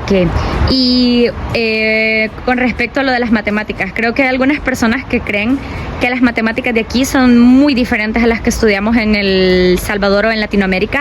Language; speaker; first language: Spanish; native; Spanish